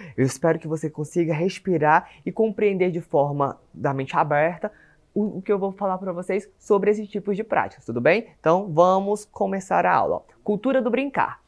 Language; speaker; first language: Portuguese; native; Portuguese